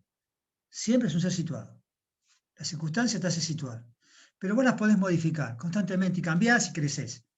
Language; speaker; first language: Spanish; native; Spanish